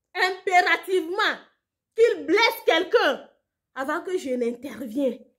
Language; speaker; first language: French; non-native, local second language; Ewe